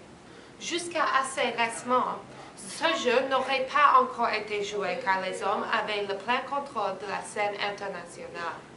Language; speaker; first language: French; non-native, learner; English